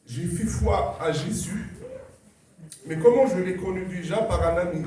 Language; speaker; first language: French; non-native, local second language; Kabyle